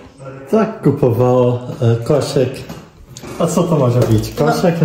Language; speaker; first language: Polish; non-native, learner; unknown